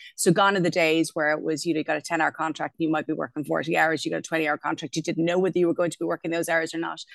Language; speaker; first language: English; native; English